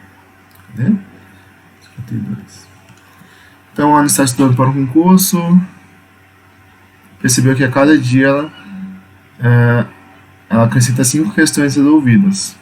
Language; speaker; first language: Portuguese; native; Portuguese